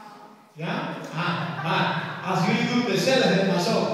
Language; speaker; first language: Dutch; non-native, learner; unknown